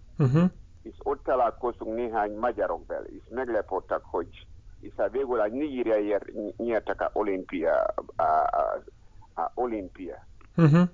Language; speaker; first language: Hungarian; non-native, learner; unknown